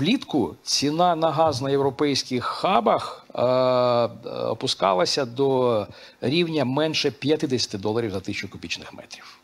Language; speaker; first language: Ukrainian; native; Ukrainian